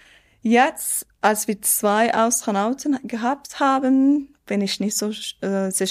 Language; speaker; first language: German; non-native, local second language; French